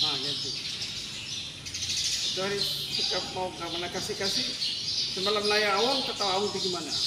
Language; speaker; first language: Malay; non-native, learner; Bangla